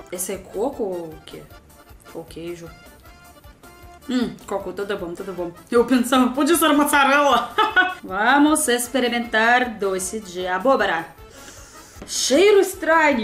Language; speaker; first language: Portuguese; non-native, learner; Russian